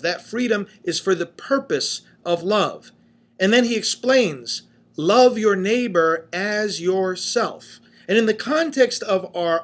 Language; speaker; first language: English; native; English